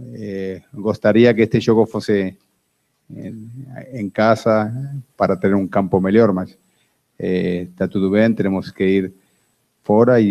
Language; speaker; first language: Spanish; non-native, fluent; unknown